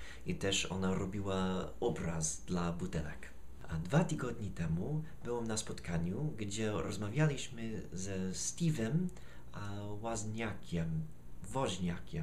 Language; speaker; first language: Polish; non-native, fluent; English